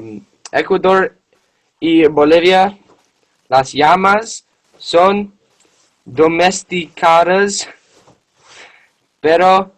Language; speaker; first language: Spanish; non-native, learner; English